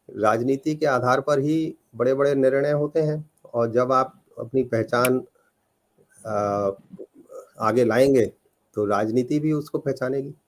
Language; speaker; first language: Hindi; native; Hindi